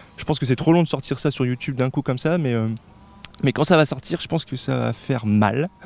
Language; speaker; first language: French; native; French